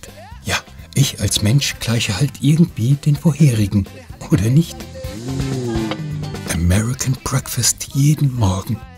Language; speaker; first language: German; native; German